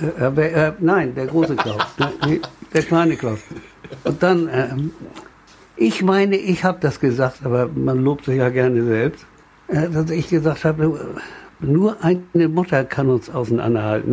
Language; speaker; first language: German; native; German